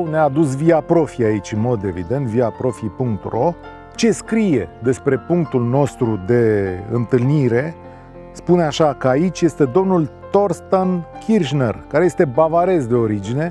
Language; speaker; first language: Romanian; native; Romanian